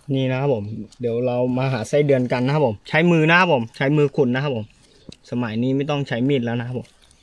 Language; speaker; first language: Thai; non-native, local second language; Karen languages